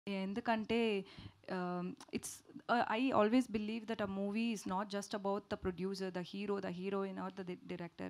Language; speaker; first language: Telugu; non-native, learner; Tamil